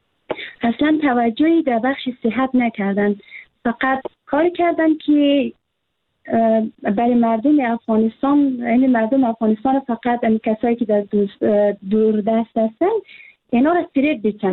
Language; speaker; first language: Persian; native; Persian